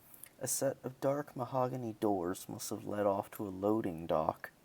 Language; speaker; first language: English; native; English